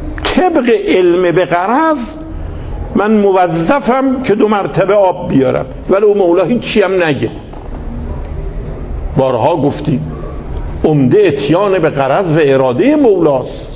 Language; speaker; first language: Persian; native; Persian